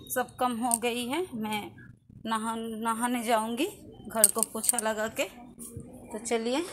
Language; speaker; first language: Hindi; non-native, local second language; Bangla